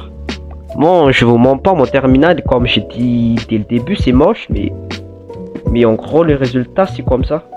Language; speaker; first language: French; non-native, local second language; Malagasy